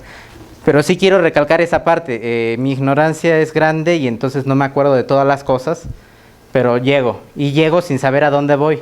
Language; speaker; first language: Spanish; native; Spanish